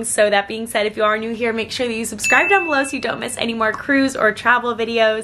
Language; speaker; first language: English; native; English